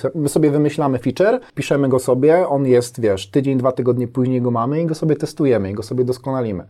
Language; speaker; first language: Polish; native; Polish